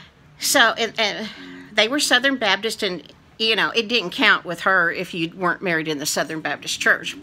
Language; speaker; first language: English; native; English